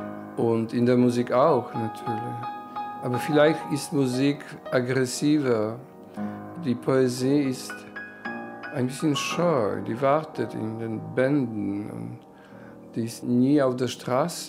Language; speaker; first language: German; non-native, fluent; Polish